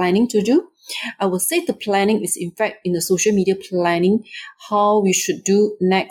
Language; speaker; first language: English; non-native, local second language; Chinese